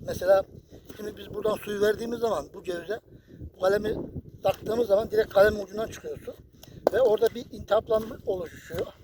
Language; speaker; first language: Turkish; native; Turkish